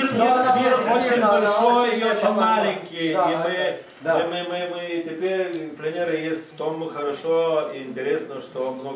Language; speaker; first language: Russian; non-native, fluent; Lithuanian